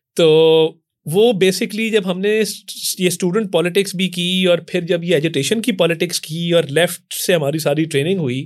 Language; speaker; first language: Urdu; non-native, local second language; Punjabi